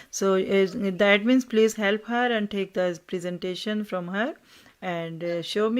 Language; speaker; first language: English; non-native, local second language; Urdu